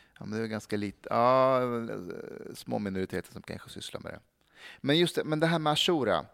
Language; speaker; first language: Swedish; early bilingual, other home language; Persian